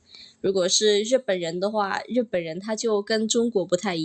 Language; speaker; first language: Chinese; early bilingual, heritage; Chinese